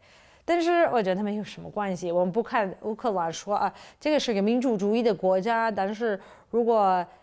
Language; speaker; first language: Chinese; non-native, fluent; English